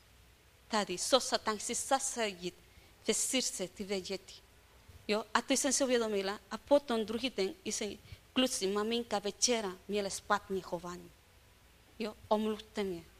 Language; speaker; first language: Czech; non-native, learner; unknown